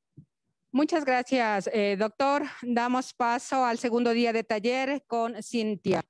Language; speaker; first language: Spanish; native; Spanish